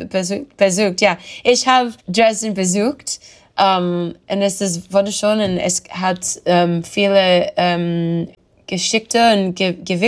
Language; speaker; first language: German; non-native, learner; English